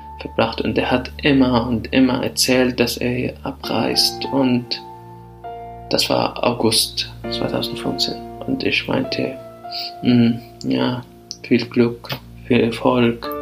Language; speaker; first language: German; non-native, fluent; Arabic